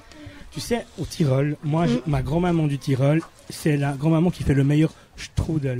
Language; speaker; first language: French; native; French